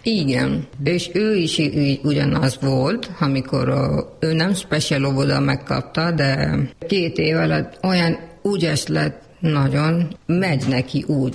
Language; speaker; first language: Hungarian; non-native, learner; Urdu